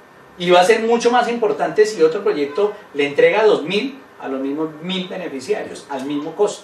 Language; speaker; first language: Spanish; native; Spanish